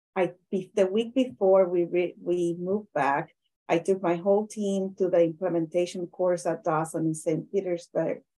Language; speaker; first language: English; non-native, fluent; Spanish